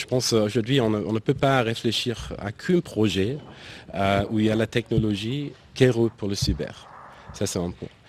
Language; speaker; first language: French; non-native, fluent; German